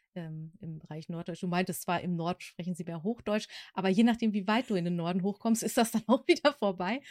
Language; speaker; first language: German; native; German